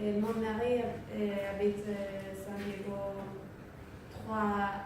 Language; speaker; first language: French; non-native, learner; Spanish